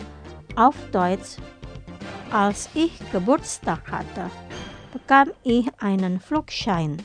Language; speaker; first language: German; non-native, fluent; Indonesian